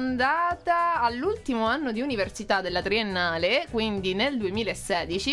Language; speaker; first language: Italian; native; Italian